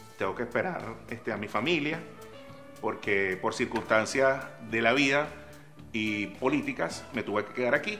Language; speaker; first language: Spanish; native; Spanish